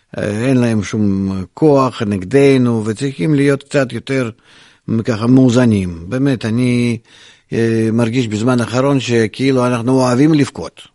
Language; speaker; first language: Hebrew; non-native, fluent; Russian